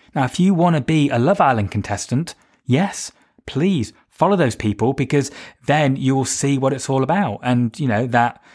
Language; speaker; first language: English; native; English